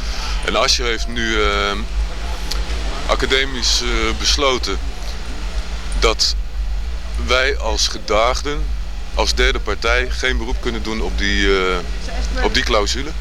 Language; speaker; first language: Dutch; native; Dutch